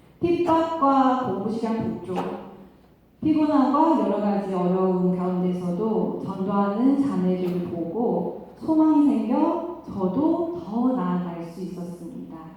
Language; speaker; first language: Korean; non-native, fluent; Cantonese